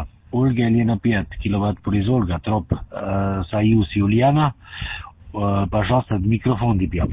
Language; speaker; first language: Russian; non-native, learner; German